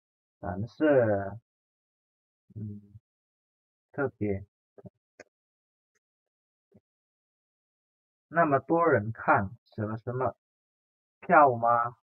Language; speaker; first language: Chinese; non-native, fluent; Indonesian